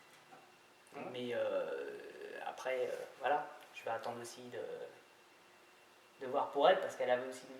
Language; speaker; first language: French; native; French